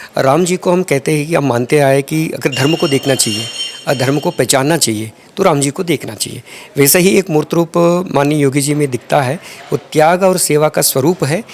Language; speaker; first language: Hindi; non-native, local second language; Telugu